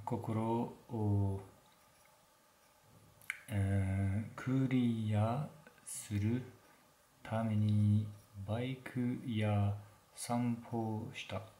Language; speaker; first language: Japanese; non-native, learner; French